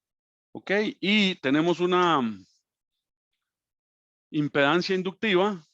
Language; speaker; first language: Spanish; native; Spanish